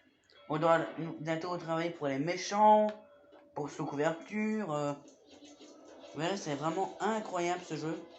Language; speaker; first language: French; native; French